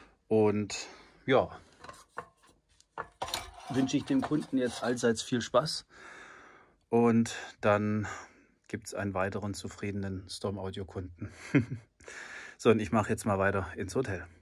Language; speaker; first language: German; native; German